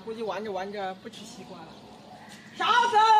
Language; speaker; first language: Chinese; native; Chinese